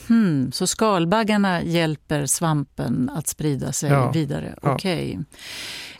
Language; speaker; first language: Swedish; native; Swedish